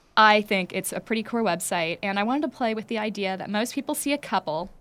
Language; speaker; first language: English; native; English